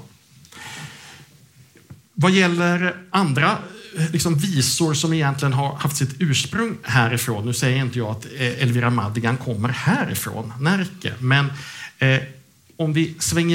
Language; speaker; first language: Swedish; native; Swedish